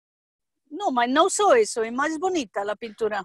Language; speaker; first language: Portuguese; non-native, learner; Spanish